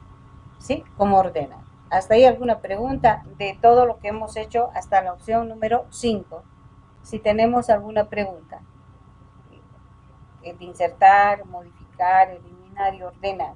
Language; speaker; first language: Spanish; native; Spanish